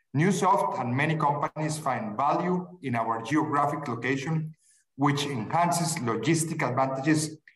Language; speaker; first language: English; non-native, fluent; Spanish